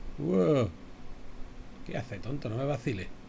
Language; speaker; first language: Spanish; native; Spanish